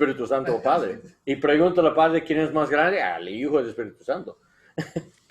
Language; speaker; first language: Spanish; non-native, learner; English